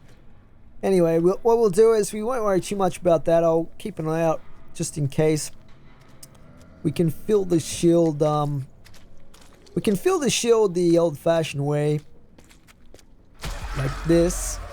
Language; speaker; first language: English; native; English